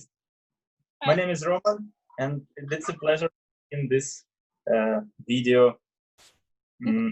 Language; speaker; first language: English; non-native, learner; Russian